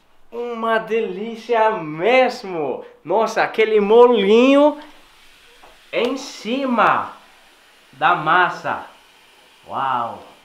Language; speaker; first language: Portuguese; non-native, learner; Swedish